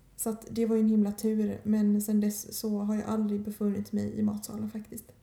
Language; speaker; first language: Swedish; early bilingual, other home language; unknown